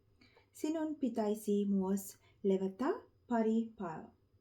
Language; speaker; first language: Finnish; non-native, learner; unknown